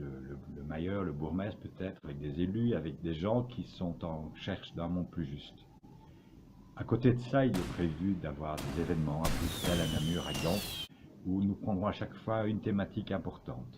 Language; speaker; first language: French; native; French